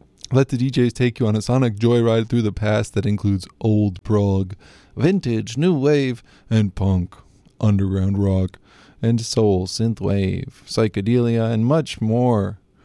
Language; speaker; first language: English; native; English